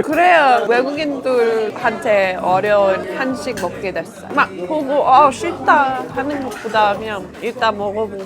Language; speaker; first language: Korean; non-native, fluent; English